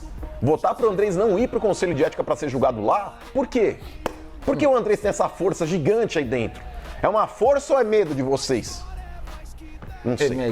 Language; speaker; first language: Portuguese; native; Portuguese